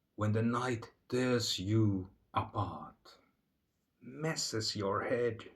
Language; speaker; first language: English; non-native, fluent; Finnish